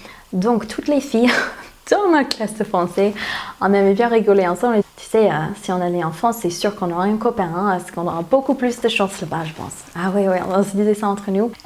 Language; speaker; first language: French; non-native, fluent; English